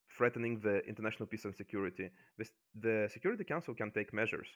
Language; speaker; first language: English; non-native, fluent; Azerbaijani